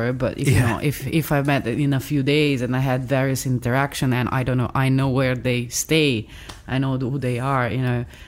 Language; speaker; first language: English; non-native, fluent; Italian